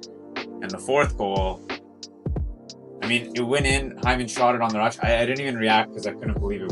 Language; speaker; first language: English; native; English